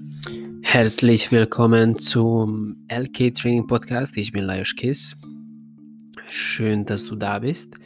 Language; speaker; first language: German; non-native, fluent; Hungarian